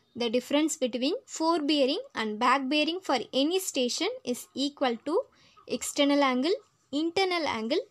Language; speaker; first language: English; non-native, local second language; Tamil